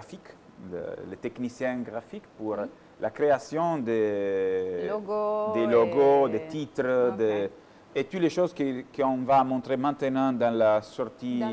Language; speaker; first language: French; non-native, fluent; Italian